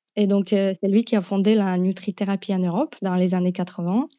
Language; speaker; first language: French; non-native, fluent; Slovak